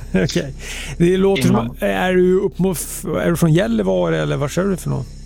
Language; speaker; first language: Swedish; native; Swedish